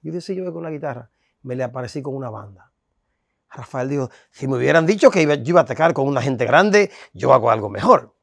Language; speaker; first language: Spanish; native; Spanish